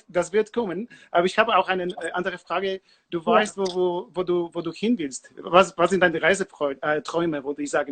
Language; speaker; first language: German; non-native, learner; Polish